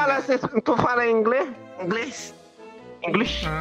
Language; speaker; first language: Spanish; non-native, learner; Portuguese